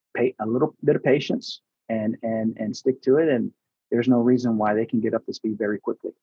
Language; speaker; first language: English; early bilingual, other home language; Spanish